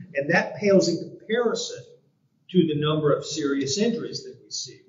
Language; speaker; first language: English; native; English